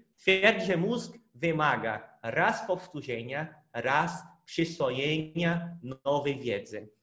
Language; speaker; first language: Polish; non-native, fluent; Portuguese